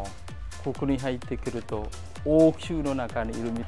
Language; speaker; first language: Japanese; non-native, learner; Khmer